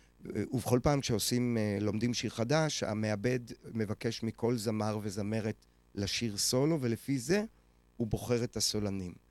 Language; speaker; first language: Hebrew; native; Hebrew